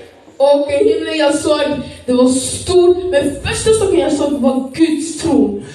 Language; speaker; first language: Swedish; early bilingual, other home language; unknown